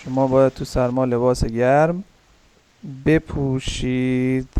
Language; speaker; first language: Persian; non-native, learner; Urdu